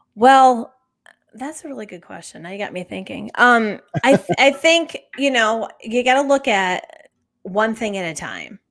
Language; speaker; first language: English; native; English